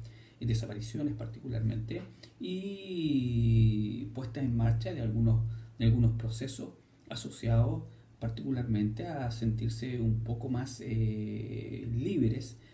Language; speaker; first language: Spanish; native; Spanish